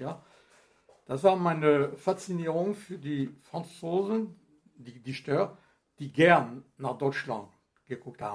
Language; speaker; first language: German; non-native, fluent; French